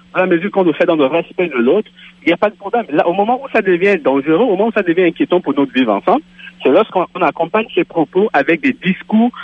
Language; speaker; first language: French; native; French